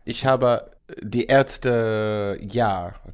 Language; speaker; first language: German; non-native, learner; English